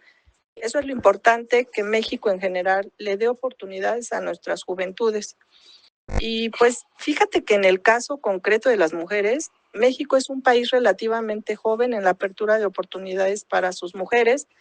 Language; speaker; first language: Spanish; native; Spanish